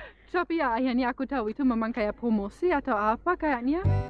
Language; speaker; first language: Indonesian; non-native, fluent; German